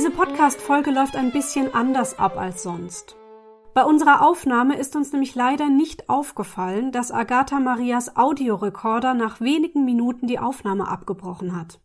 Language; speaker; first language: German; native; German